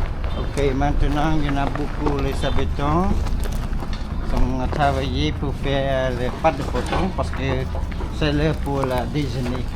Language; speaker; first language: French; non-native, learner; Khmer